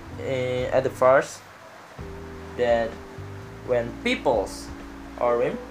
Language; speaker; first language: English; non-native, learner; Indonesian